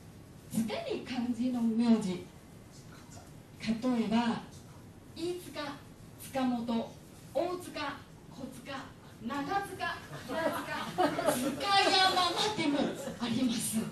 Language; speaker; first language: Japanese; non-native, fluent; Chinese